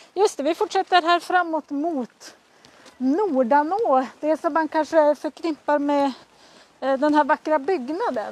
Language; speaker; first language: Swedish; native; Swedish